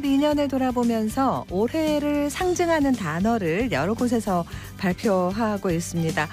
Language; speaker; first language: Korean; native; Korean